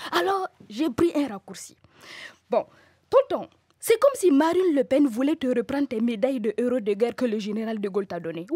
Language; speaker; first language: French; non-native, local second language; Mossi